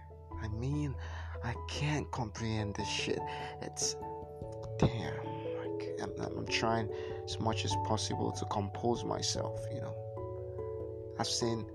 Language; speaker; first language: English; non-native, local second language; Yoruba